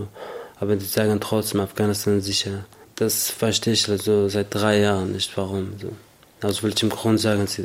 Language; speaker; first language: German; non-native, learner; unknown